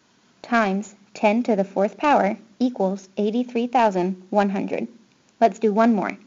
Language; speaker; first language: English; native; English